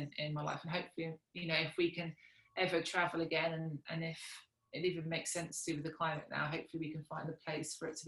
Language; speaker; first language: English; native; English